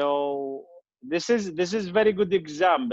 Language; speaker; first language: English; non-native, fluent; Arabic